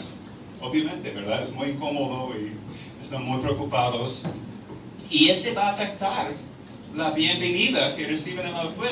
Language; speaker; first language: Spanish; non-native, fluent; English